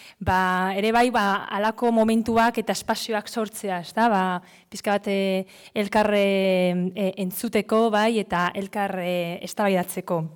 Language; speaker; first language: Basque; non-native, local second language; Spanish